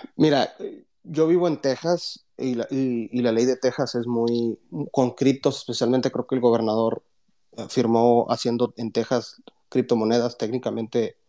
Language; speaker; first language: Spanish; early bilingual, heritage; Spanish